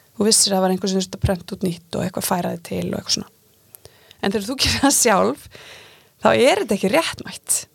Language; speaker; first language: Icelandic; native; Icelandic